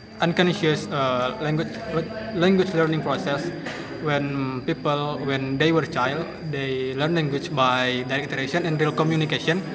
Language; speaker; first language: English; non-native, learner; Indonesian